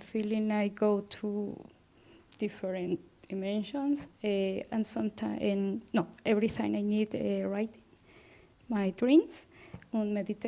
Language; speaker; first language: English; non-native, learner; Spanish